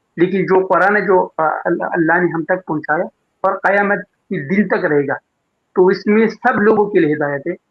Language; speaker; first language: Urdu; non-native, local second language; Pashto